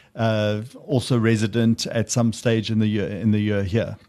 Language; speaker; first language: English; native; English